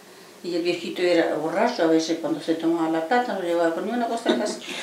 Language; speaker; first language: Spanish; native; Spanish